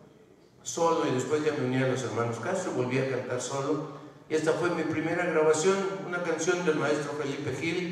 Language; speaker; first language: Spanish; native; Spanish